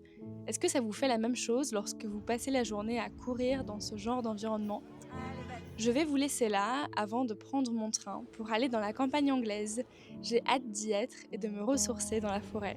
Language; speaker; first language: French; native; French